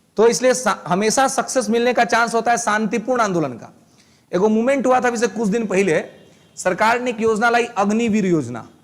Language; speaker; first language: Hindi; native; Hindi